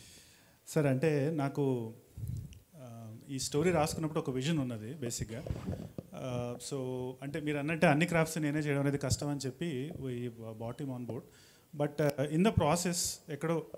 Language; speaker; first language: Telugu; native; Telugu